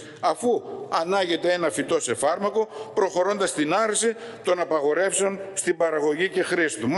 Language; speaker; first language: Greek; native; Greek